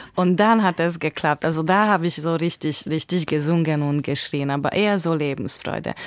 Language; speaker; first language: German; non-native, fluent; Hungarian